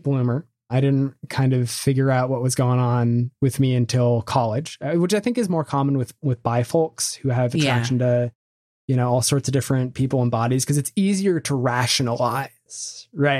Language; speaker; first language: English; native; English